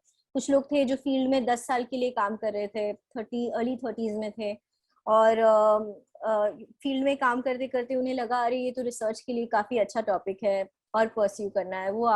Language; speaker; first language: Hindi; native; Hindi